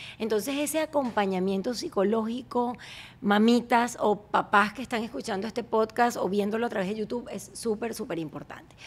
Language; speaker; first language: Spanish; native; Spanish